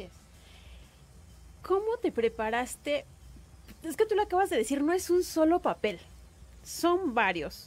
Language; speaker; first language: Spanish; native; Spanish